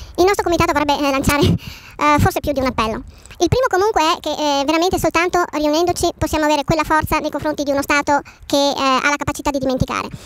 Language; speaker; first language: Italian; native; Italian